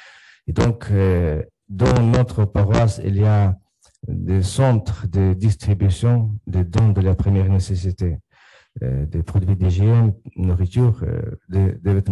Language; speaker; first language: French; non-native, fluent; Ukrainian